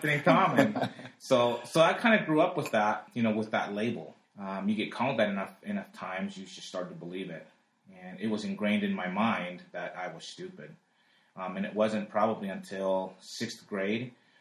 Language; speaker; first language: English; early bilingual, other home language; Spanish